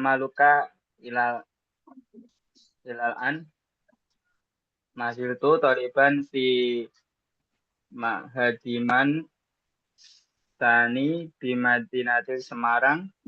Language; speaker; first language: Arabic; non-native, learner; Indonesian